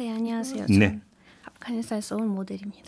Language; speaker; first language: Korean; non-native, learner; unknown